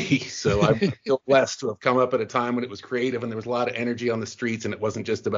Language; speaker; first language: English; native; English